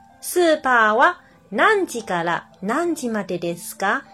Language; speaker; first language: Japanese; non-native, fluent; Chinese